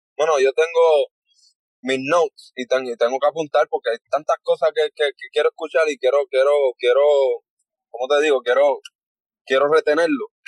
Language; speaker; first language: Spanish; native; Spanish